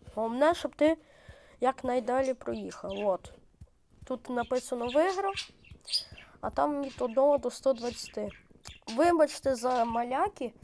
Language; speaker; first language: Ukrainian; non-native, local second language; Russian